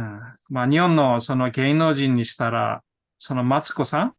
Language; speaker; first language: Japanese; non-native, fluent; Korean